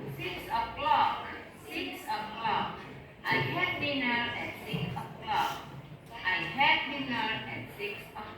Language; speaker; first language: English; non-native, fluent; Indonesian